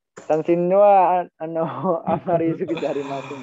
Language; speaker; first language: Japanese; non-native, learner; Indonesian